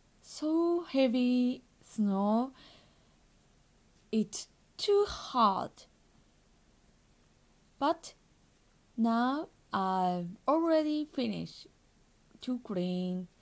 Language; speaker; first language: English; non-native, learner; Japanese